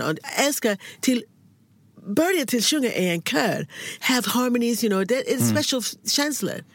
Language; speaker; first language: Swedish; non-native, learner; English